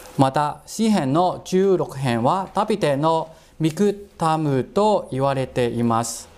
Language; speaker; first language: Japanese; non-native, fluent; Cantonese